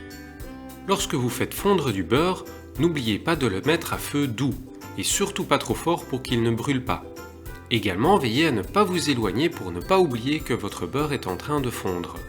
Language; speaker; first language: French; native; French